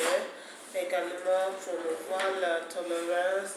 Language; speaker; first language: French; non-native, fluent; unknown